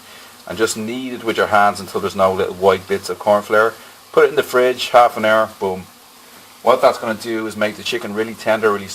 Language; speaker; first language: English; native; English